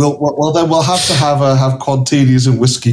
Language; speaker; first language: English; native; English